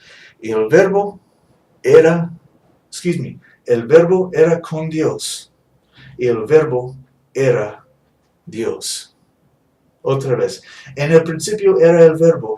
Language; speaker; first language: Spanish; non-native, fluent; English